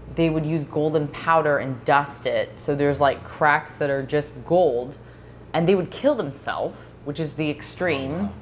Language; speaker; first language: English; native; English